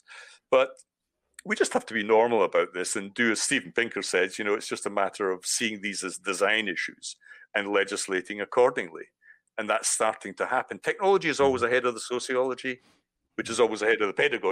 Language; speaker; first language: English; native; English